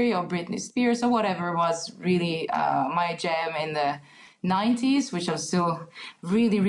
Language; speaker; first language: English; non-native, fluent; Hungarian